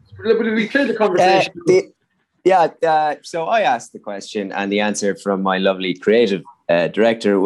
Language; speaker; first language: English; native; English